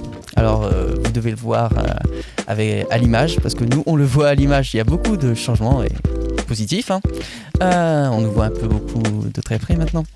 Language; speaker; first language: French; native; French